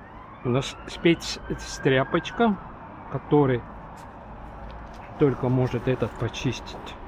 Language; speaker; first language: Russian; non-native, local second language; Estonian